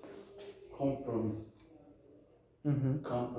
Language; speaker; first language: English; non-native, learner; Turkish